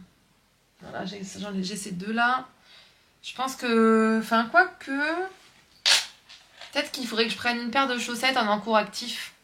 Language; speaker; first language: French; native; French